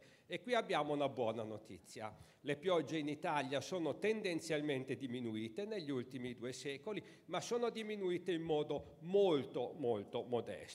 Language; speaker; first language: Italian; native; Italian